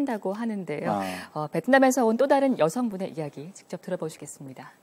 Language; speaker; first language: Korean; native; Korean